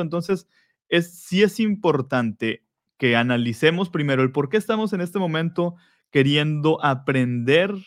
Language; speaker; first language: Spanish; native; Spanish